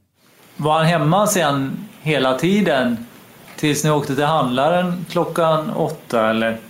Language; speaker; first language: Swedish; native; Swedish